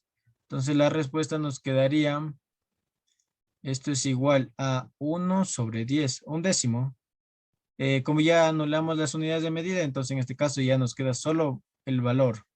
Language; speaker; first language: Spanish; native; Spanish